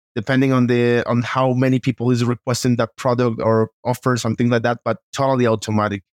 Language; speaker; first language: English; non-native, fluent; Spanish